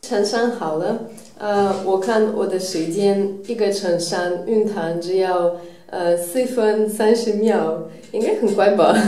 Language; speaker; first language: Chinese; non-native, fluent; Russian